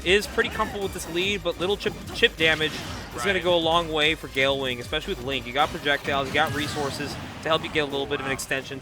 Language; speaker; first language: English; native; English